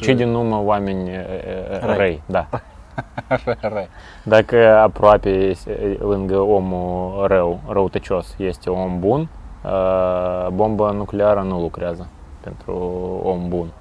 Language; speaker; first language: Romanian; non-native, local second language; Russian